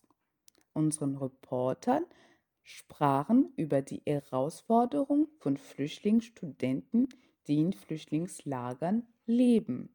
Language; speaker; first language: German; non-native, fluent; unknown